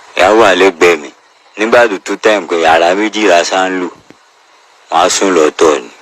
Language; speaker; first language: Yoruba; native; Yoruba